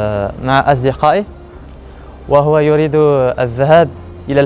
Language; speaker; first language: Arabic; non-native, learner; French